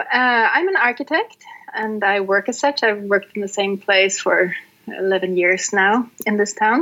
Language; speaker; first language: English; non-native, fluent; Norwegian